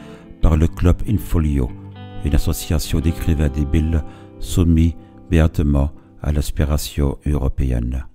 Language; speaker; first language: French; native; French